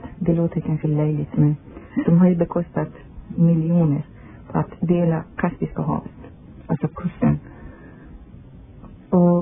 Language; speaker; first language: Swedish; non-native, fluent; Persian